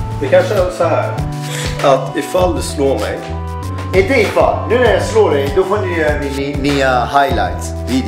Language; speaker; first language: Swedish; early bilingual, other home language; Persian